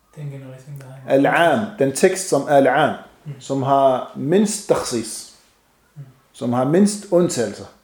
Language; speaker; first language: Danish; non-native, fluent; Arabic